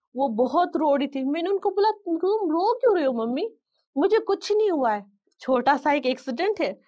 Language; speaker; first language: Hindi; non-native, local second language; Bangla